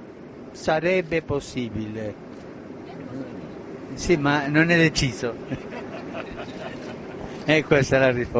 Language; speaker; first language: Italian; non-native, fluent; Spanish